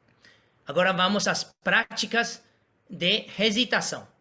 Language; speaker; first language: Portuguese; non-native, fluent; Spanish